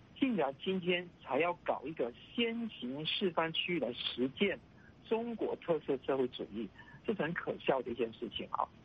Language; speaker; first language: Chinese; non-native, local second language; Cantonese